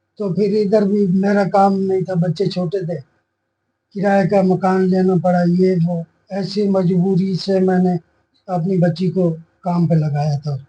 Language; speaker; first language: Urdu; non-native, local second language; Punjabi